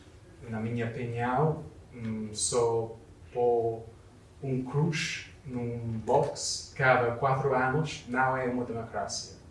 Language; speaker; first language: Portuguese; non-native, learner; English